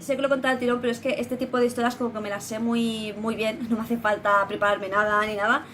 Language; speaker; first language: Spanish; native; Spanish